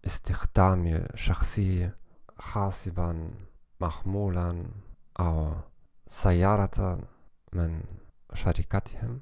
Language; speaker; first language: Arabic; non-native, learner; German